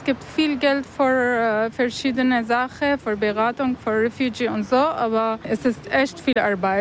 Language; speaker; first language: German; non-native, learner; Arabic